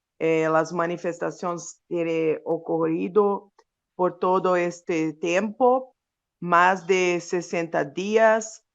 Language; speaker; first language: Spanish; non-native, learner; Portuguese